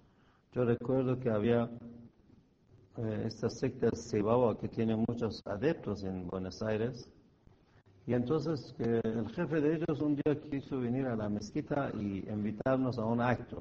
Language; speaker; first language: Spanish; non-native, fluent; Persian